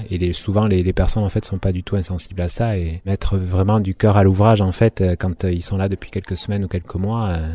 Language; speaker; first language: French; native; French